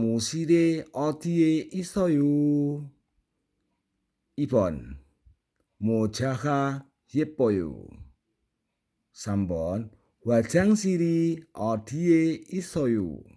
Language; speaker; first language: Korean; non-native, fluent; Indonesian